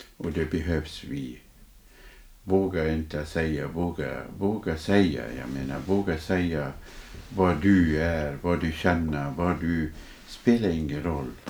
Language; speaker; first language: Swedish; non-native, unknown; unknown